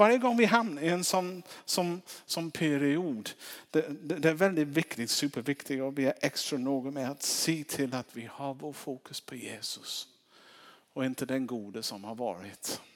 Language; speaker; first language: Swedish; non-native, fluent; English